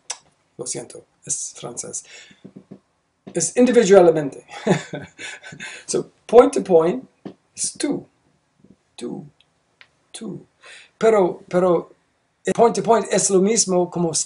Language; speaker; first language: Spanish; non-native, learner; English